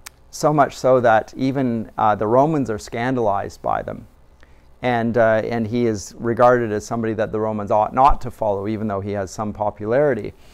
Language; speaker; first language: English; native; English